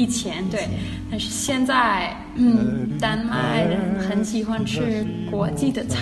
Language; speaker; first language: Chinese; non-native, learner; Danish